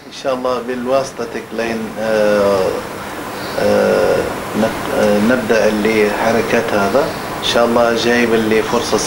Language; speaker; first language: Arabic; non-native, learner; Turkish